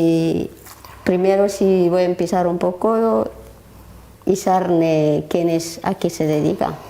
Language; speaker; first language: Spanish; non-native, learner; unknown